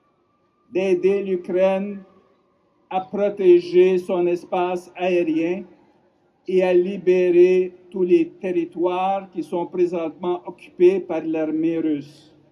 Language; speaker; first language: French; non-native, local second language; Ukrainian